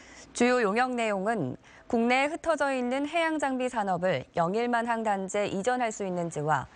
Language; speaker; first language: Korean; native; Korean